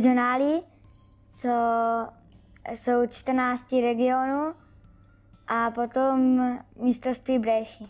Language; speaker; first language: Czech; early bilingual, heritage; Czech